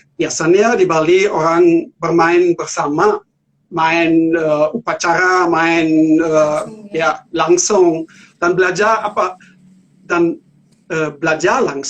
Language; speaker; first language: Indonesian; non-native, learner; German